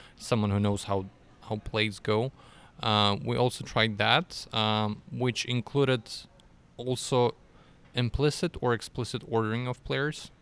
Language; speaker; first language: English; non-native, fluent; Russian